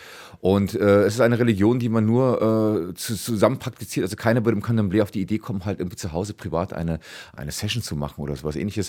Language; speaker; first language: German; native; German